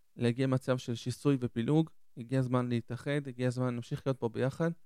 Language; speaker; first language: Hebrew; early bilingual, other home language; Spanish